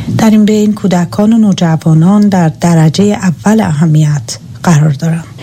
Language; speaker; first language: Persian; native; Persian